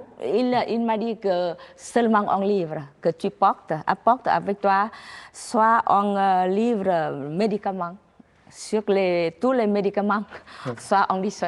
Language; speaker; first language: French; non-native, learner; Vietnamese